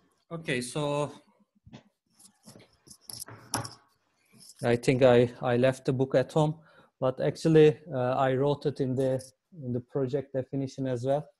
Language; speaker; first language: English; non-native, fluent; Turkish